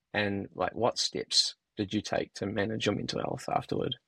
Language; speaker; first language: English; native; English